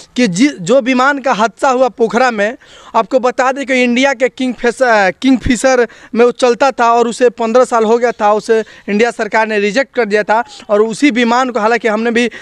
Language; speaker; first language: Hindi; native; Hindi